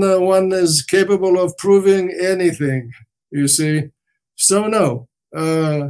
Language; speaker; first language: English; non-native, fluent; Romanian